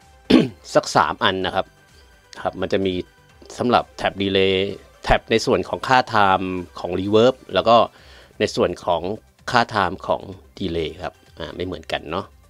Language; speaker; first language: Thai; native; Thai